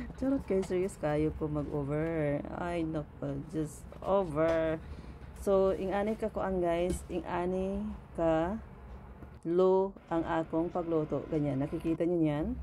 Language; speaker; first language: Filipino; non-native, local second language; Cebuano